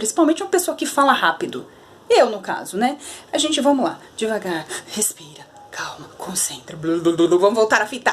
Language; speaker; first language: Portuguese; native; Portuguese